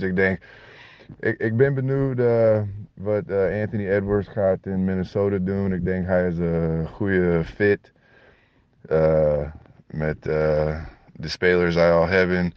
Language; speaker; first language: Dutch; non-native, learner; English